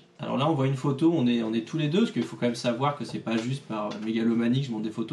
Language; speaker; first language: French; native; French